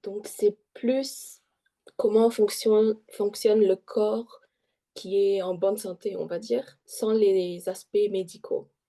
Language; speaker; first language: French; early bilingual, heritage; French